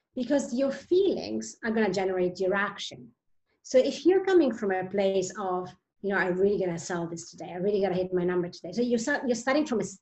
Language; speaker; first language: English; non-native, fluent; Italian